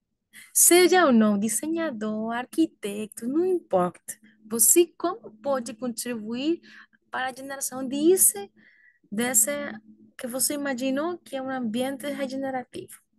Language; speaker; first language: Portuguese; non-native, learner; Spanish